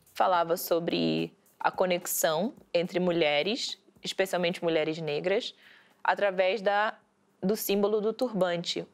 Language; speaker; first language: Portuguese; early bilingual, heritage; Portuguese